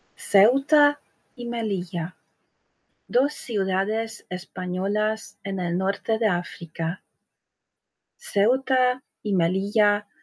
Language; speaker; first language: Spanish; native; Spanish